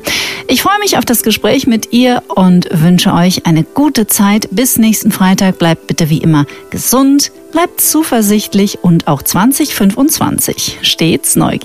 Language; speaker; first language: German; native; German